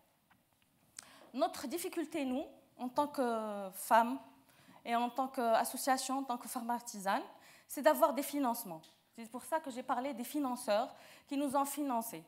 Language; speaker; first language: French; non-native, local second language; Arabic